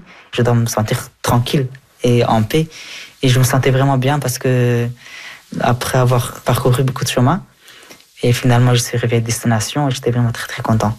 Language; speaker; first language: French; non-native, fluent; Persian